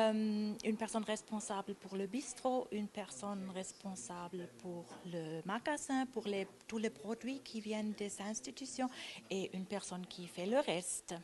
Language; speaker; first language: French; non-native, local second language; German